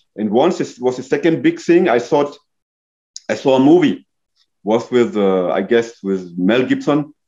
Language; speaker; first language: English; non-native, fluent; German